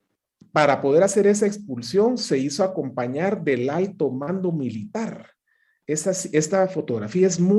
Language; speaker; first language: Spanish; native; Spanish